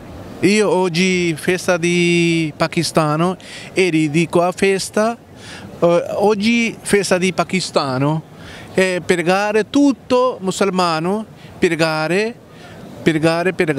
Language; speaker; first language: Italian; non-native, learner; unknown